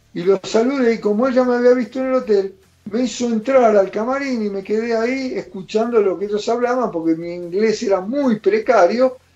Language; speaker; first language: Spanish; native; Spanish